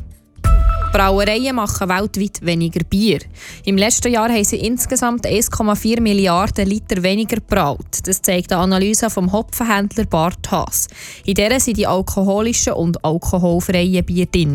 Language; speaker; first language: German; native; German